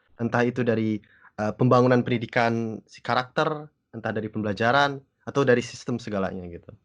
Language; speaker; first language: Indonesian; early bilingual, other home language; English